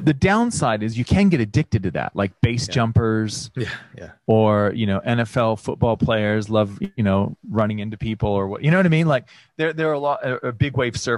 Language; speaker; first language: English; native; English